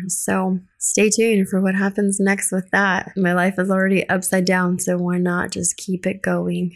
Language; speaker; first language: English; early bilingual, other home language; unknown